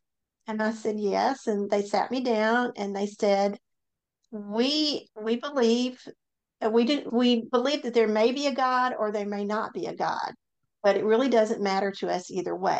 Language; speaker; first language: English; native; English